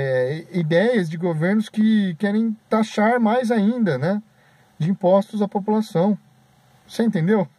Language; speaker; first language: Portuguese; native; Portuguese